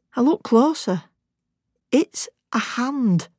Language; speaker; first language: English; native; English